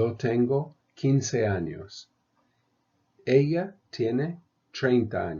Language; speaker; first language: Spanish; non-native, fluent; English